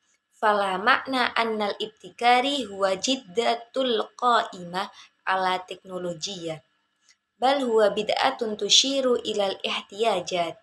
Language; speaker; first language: Arabic; non-native, learner; Indonesian